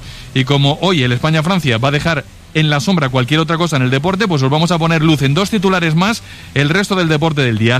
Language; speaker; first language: Spanish; native; Spanish